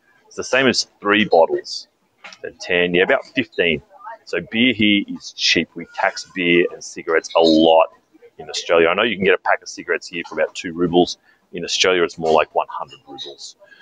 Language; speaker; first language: English; native; English